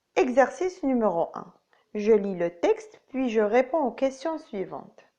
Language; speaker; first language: French; non-native, local second language; Arabic